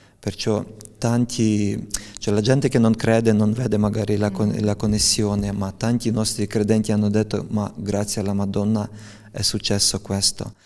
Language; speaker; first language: Italian; non-native, fluent; Ukrainian